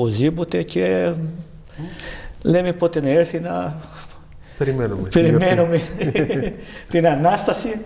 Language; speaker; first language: Greek; non-native, fluent; Bulgarian